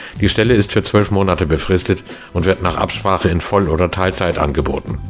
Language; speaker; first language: German; native; German